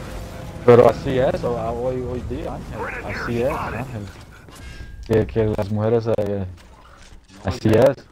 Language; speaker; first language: Spanish; early bilingual, heritage; Spanish